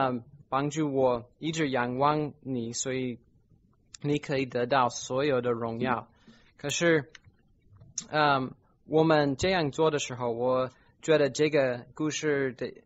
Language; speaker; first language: Chinese; non-native, fluent; English